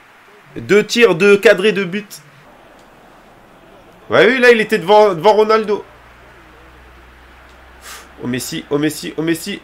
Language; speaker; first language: French; native; French